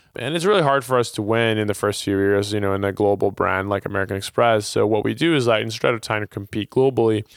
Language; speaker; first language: English; non-native, fluent; Portuguese